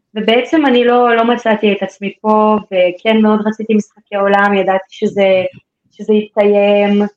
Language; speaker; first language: Hebrew; native; Hebrew